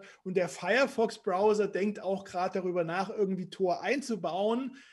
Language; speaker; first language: German; native; German